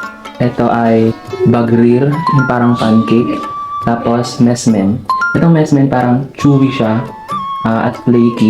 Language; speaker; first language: Filipino; native; Filipino